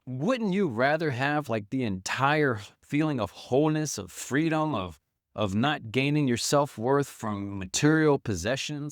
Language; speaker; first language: English; native; English